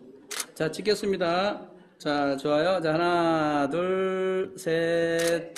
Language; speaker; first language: Korean; native; Korean